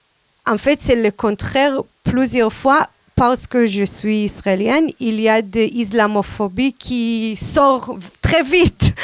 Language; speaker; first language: French; non-native, fluent; Hebrew